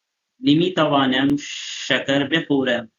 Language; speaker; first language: Persian; non-native, fluent; Urdu